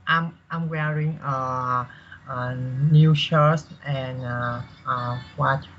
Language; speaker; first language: English; non-native, learner; Vietnamese